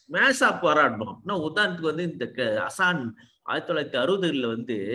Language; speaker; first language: Tamil; early bilingual, heritage; Tamil